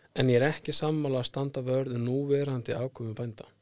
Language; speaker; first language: Icelandic; native; Icelandic